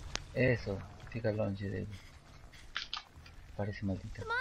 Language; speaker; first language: Spanish; non-native, fluent; Portuguese